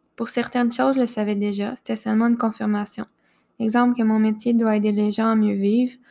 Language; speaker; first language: French; native; French